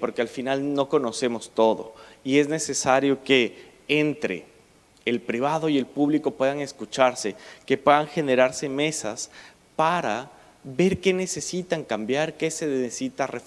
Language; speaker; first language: Spanish; native; Spanish